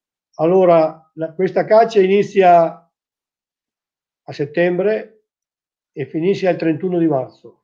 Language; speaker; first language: Italian; native; Italian